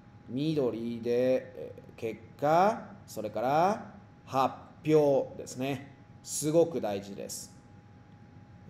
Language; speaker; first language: Japanese; non-native, fluent; Spanish